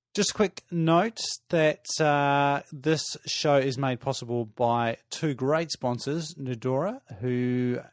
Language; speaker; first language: English; native; English